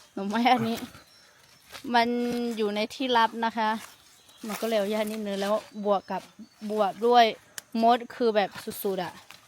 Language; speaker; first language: Thai; non-native, local second language; Lahu